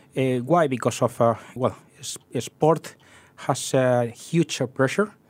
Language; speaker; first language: English; non-native, fluent; Spanish